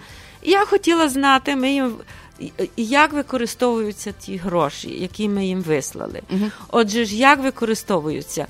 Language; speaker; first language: Ukrainian; early bilingual, heritage; Ukrainian